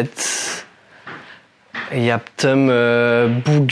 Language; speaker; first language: Turkish; non-native, learner; French